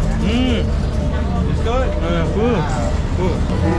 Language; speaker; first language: English; non-native, learner; Korean